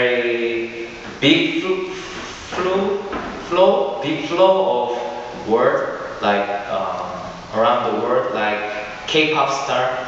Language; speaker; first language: English; non-native, learner; Korean